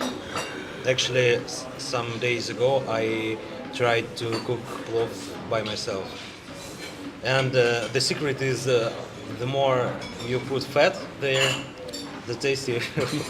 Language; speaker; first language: English; non-native, learner; Russian